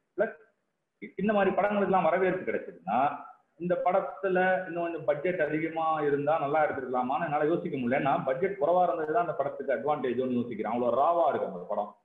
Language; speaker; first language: Tamil; native; Tamil